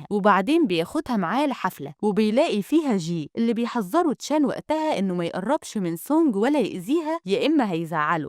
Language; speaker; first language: Arabic; native; Arabic